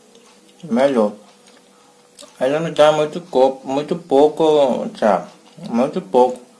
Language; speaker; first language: Portuguese; non-native, learner; Hindi